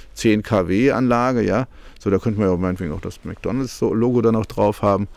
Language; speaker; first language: German; native; German